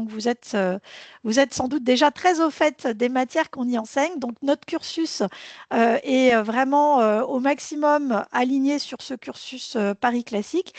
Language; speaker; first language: French; native; French